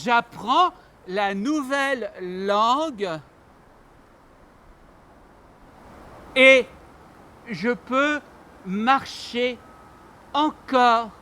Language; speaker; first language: French; non-native, learner; Armenian